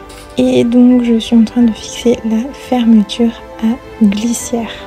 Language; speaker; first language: French; native; French